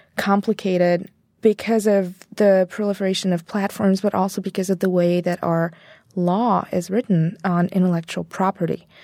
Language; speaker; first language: English; non-native, fluent; Bulgarian